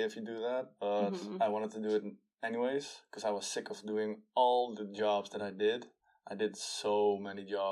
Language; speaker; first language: English; non-native, fluent; Dutch